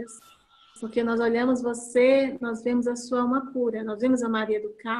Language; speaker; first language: Portuguese; native; Portuguese